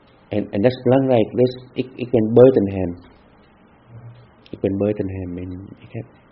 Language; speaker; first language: Dutch; non-native, fluent; Vietnamese